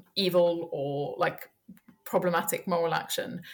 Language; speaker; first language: English; early bilingual, heritage; French